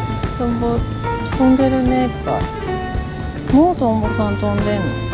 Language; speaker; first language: Japanese; native; Japanese